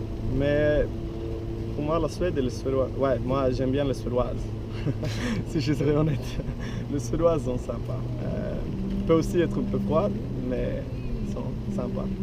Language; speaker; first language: French; non-native, learner; Swedish